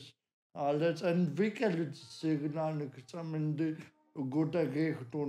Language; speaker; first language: German; non-native, learner; Polish